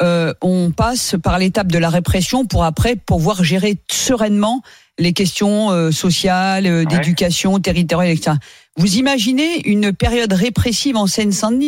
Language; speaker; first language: French; native; French